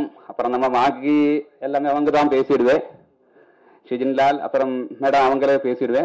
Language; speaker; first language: Tamil; non-native, learner; Malayalam